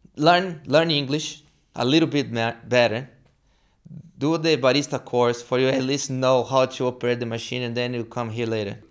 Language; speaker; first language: English; non-native, learner; Portuguese